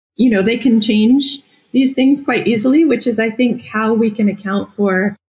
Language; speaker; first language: English; native; English